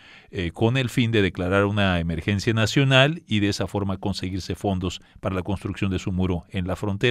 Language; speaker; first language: Spanish; native; Spanish